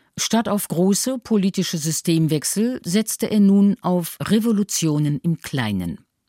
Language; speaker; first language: German; native; German